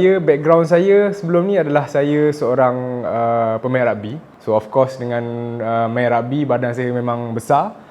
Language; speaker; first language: Malay; native; Malay